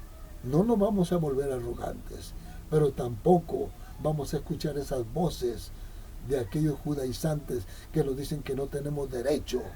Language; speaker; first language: Spanish; native; Spanish